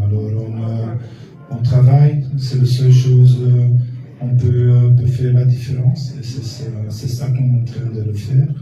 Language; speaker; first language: French; non-native, local second language; Dutch